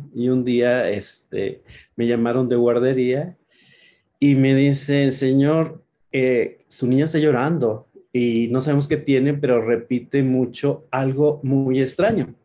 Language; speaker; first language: Spanish; native; Spanish